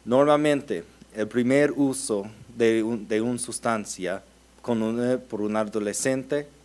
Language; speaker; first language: Spanish; early bilingual, heritage; Spanish